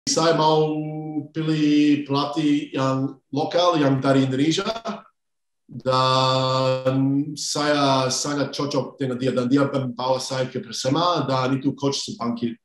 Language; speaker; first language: Indonesian; non-native, fluent; English